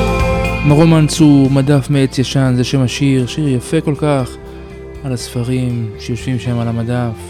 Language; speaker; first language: Hebrew; native; Hebrew